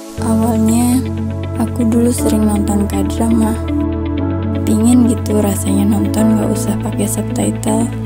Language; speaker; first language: Indonesian; native; Indonesian